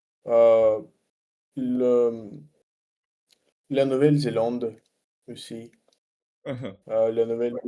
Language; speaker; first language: French; non-native, learner; Russian